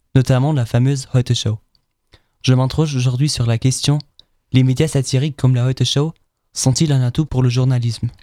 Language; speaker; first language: French; non-native, fluent; German